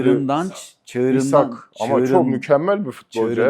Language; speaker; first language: Turkish; native; Turkish